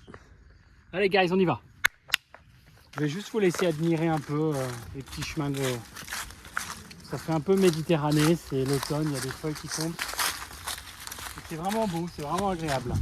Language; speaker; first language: French; native; French